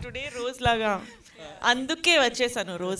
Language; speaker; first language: Telugu; non-native, fluent; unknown